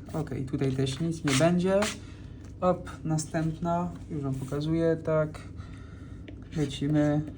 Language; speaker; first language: Polish; non-native, fluent; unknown